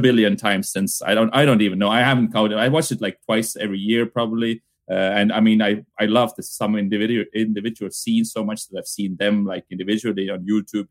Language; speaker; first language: English; non-native, fluent; Estonian